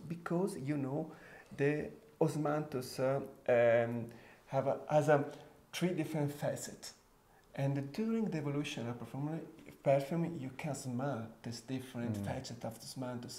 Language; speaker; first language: English; non-native, fluent; Italian